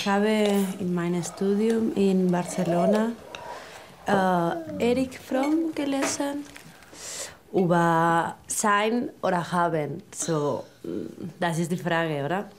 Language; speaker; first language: German; non-native, learner; Spanish